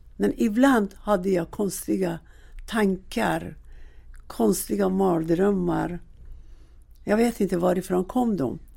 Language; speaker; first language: Swedish; non-native, fluent; Persian